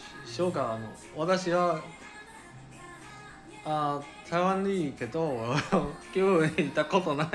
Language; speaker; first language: Japanese; non-native, learner; Chinese